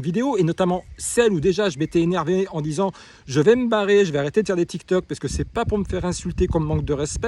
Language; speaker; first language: French; native; French